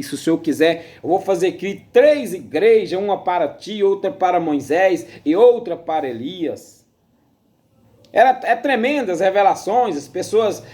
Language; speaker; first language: Portuguese; native; Portuguese